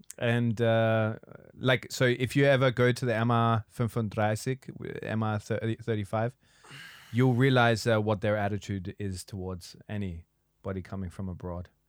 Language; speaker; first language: English; native; English